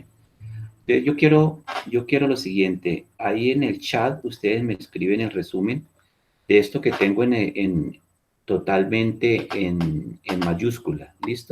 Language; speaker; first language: Spanish; native; Spanish